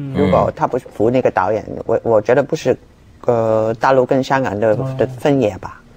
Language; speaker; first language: Chinese; non-native, fluent; Cantonese